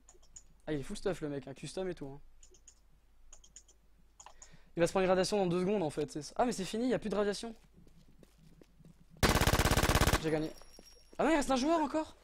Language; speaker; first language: French; native; French